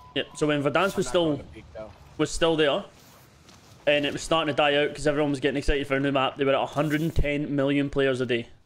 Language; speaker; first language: English; native; English